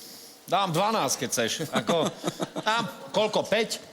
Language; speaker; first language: Slovak; native; Slovak